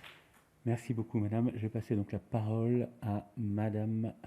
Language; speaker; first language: French; native; French